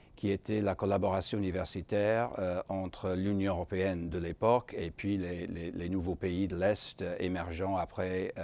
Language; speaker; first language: French; non-native, fluent; English